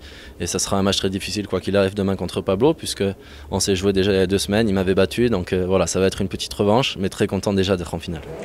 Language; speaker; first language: French; native; French